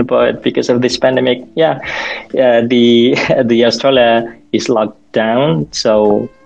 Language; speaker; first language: English; non-native, fluent; Indonesian